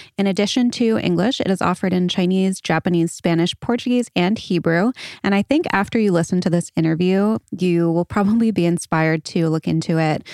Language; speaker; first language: English; native; English